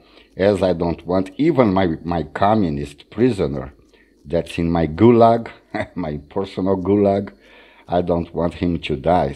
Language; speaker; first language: English; non-native, fluent; Portuguese